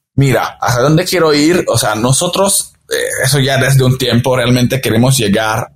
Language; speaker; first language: Spanish; non-native, fluent; Italian